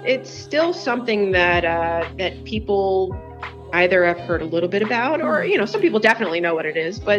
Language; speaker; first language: English; native; English